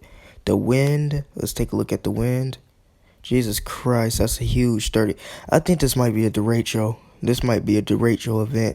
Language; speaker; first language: English; native; English